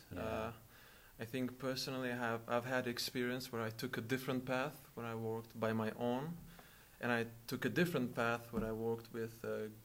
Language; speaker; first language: English; non-native, fluent; Albanian